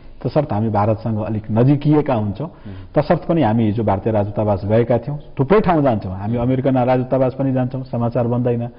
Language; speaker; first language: Nepali; non-native, local second language; Maithili